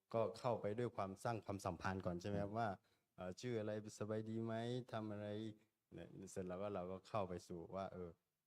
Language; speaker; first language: Thai; non-native, local second language; Karen languages